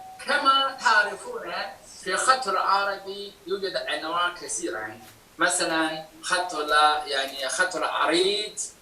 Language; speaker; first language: Arabic; non-native, fluent; Chinese